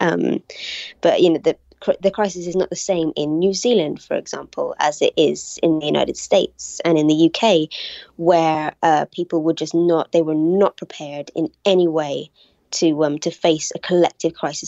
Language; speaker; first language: English; native; English